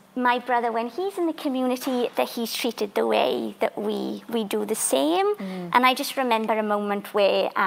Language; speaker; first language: English; native; English